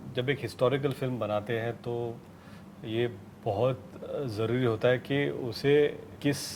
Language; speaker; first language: Hindi; non-native, local second language; Marathi